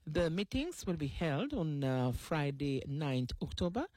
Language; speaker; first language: English; non-native, local second language; Seselwa Creole French